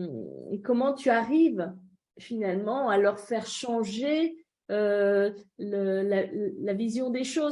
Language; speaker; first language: French; native; French